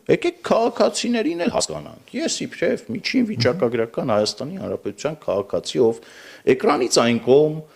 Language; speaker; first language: Armenian; native; Armenian